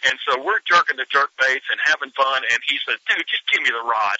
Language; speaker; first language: English; native; English